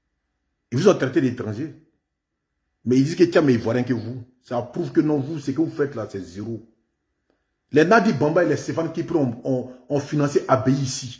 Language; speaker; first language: French; native; French